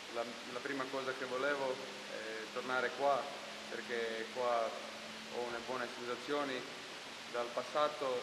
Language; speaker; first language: Italian; non-native, fluent; Croatian